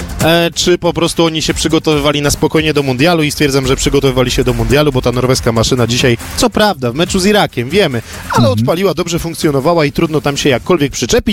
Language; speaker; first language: Polish; native; Polish